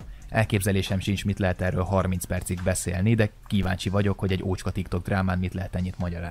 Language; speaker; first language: Hungarian; native; Hungarian